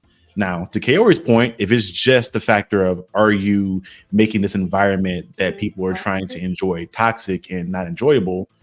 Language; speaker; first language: English; native; English